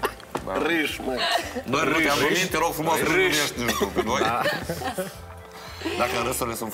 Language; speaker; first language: Romanian; native; Romanian